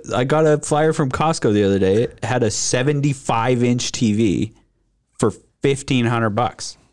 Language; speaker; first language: English; native; English